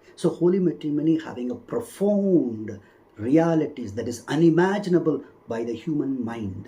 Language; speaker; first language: English; non-native, local second language; Tamil